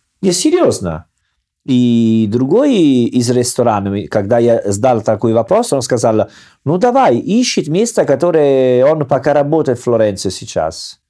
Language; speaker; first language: Russian; non-native, learner; Italian